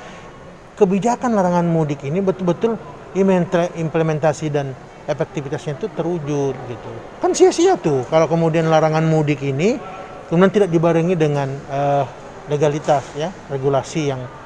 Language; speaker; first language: Indonesian; native; Indonesian